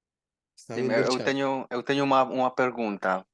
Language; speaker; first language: Portuguese; non-native, learner; Spanish